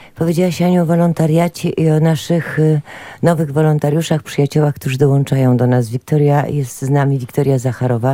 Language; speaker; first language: Polish; native; Polish